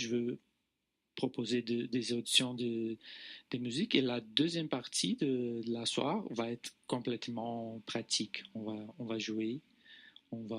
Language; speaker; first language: French; non-native, fluent; Portuguese